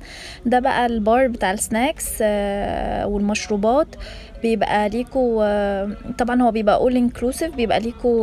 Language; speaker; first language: Arabic; native; Arabic